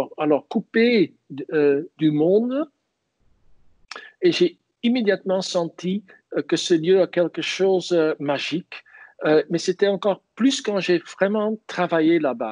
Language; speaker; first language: French; non-native, fluent; Dutch